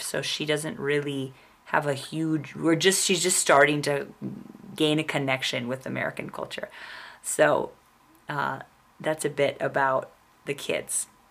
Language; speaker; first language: English; native; English